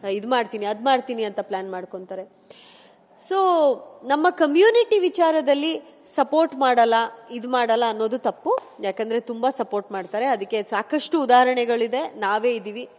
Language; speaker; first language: Kannada; non-native, local second language; Kodava